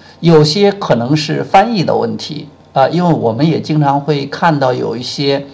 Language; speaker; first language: Chinese; native; Chinese